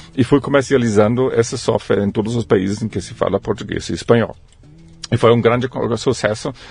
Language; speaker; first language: Portuguese; non-native, fluent; German